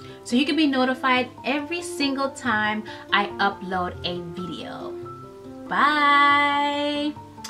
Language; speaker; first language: English; early bilingual, other home language; Dutch